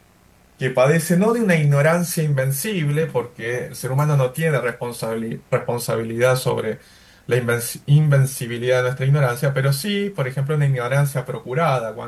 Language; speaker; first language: Spanish; native; Spanish